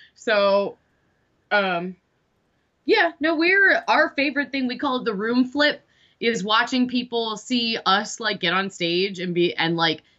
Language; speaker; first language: English; native; English